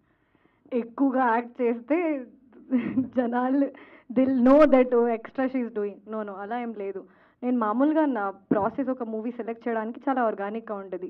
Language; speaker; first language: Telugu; non-native, local second language; Hindi